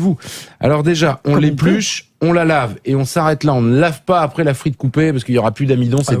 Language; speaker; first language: French; native; French